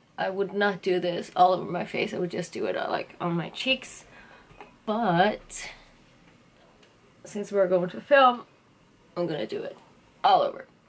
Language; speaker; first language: English; non-native, fluent; Swedish